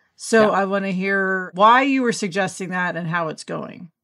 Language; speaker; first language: English; native; English